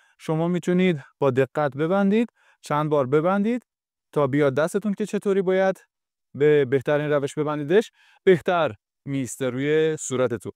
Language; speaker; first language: Persian; non-native, local second language; Kurdish